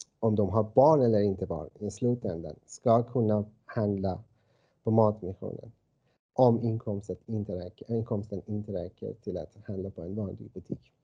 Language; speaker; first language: Swedish; non-native, fluent; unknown